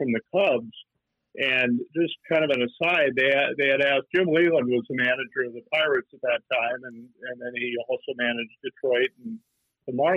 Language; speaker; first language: English; native; English